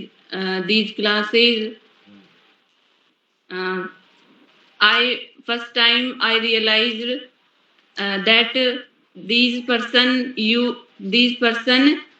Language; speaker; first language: English; non-native, learner; Hindi